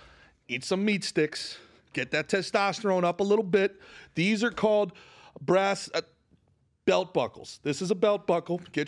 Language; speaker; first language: English; native; English